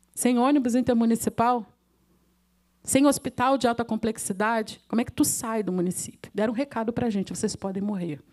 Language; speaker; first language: Portuguese; native; Portuguese